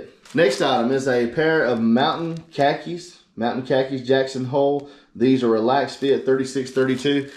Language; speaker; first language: English; native; English